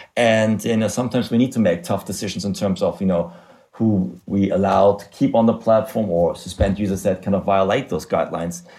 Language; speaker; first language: English; non-native, fluent; German